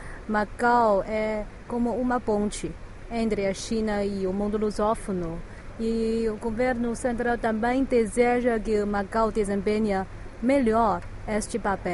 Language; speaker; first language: Portuguese; non-native, fluent; Chinese